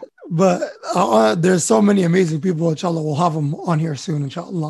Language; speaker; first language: English; early bilingual, other home language; Arabic